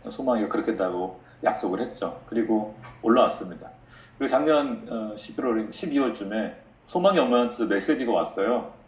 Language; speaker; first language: Korean; native; Korean